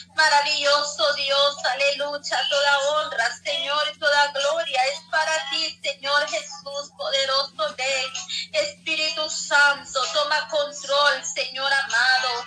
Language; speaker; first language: Spanish; native; Spanish